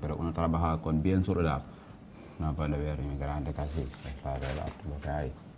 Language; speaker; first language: Spanish; non-native, learner; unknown